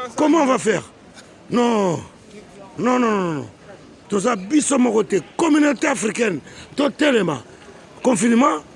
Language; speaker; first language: Lingala; native; Lingala